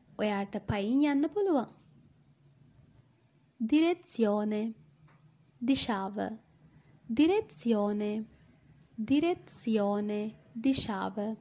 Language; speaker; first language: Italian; non-native, fluent; Sinhala